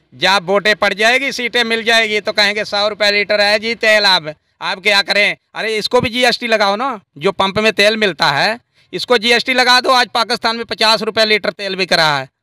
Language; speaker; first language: Hindi; native; Hindi